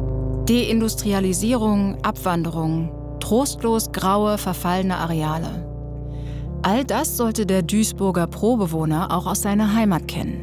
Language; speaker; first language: German; native; German